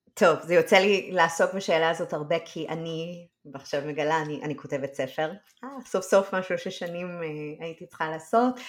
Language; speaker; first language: Hebrew; early bilingual, other home language; English